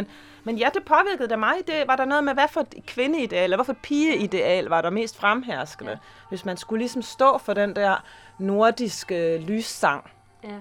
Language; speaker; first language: Danish; native; Danish